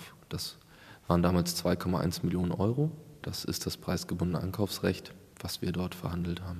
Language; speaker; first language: German; native; German